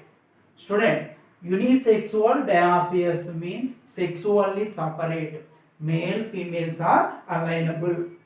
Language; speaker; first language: English; non-native, local second language; Telugu